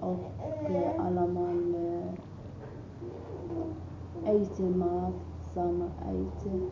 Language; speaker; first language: Dutch; non-native, learner; Arabic